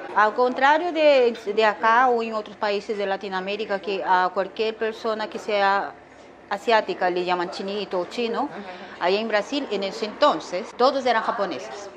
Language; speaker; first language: Spanish; non-native, fluent; Korean